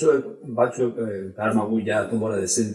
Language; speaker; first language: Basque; non-native, local second language; Spanish